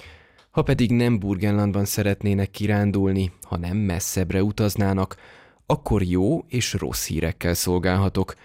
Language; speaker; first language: Hungarian; native; Hungarian